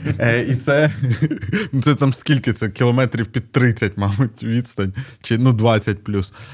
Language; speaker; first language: Ukrainian; native; Ukrainian